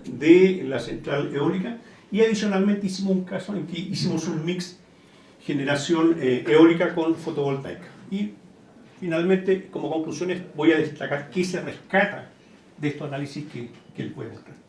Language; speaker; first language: Spanish; native; Spanish